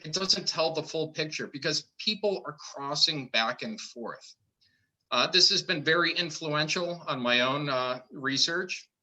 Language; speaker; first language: English; native; English